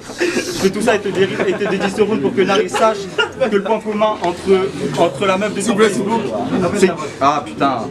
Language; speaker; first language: French; early bilingual, other home language; Turkish